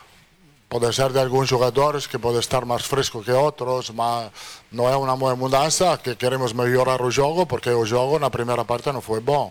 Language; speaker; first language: Portuguese; non-native, fluent; Italian